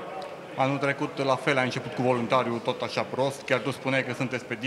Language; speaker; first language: Romanian; native; Romanian